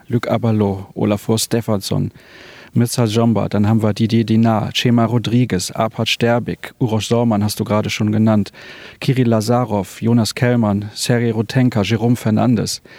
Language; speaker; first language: German; native; German